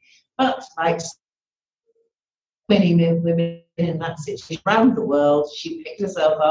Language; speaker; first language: English; native; English